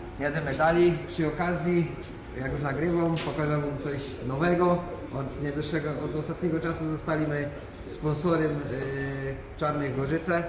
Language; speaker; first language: Polish; native; Polish